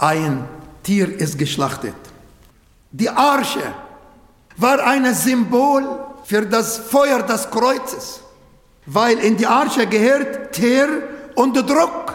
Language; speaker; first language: German; non-native, fluent; Arabic